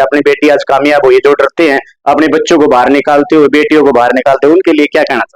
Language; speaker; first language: Hindi; native; Hindi